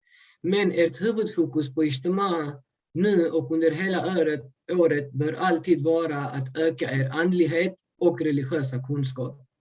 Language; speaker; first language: Swedish; early bilingual, other home language; Urdu